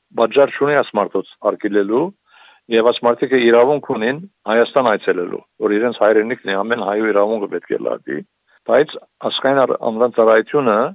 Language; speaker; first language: Armenian; native; Armenian